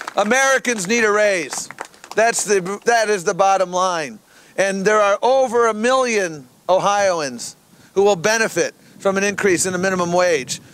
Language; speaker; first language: English; native; English